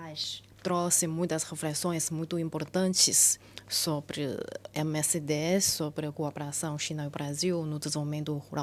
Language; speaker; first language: Portuguese; non-native, fluent; Chinese